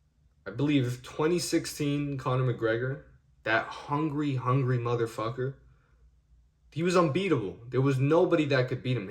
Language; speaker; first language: English; native; English